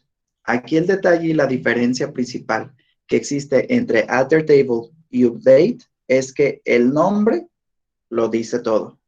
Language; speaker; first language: Spanish; native; Spanish